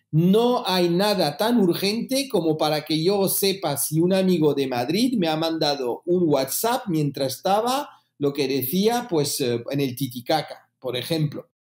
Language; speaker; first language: Spanish; early bilingual, heritage; French